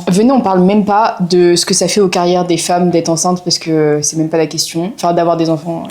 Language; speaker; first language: French; native; French